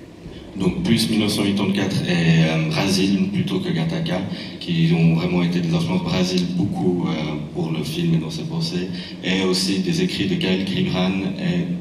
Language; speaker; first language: French; native; French